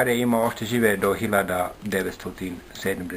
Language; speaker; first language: Bulgarian; non-native, learner; Finnish